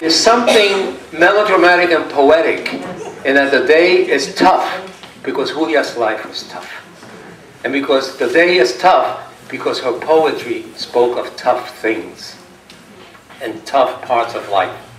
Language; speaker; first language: English; early bilingual, other home language; Spanish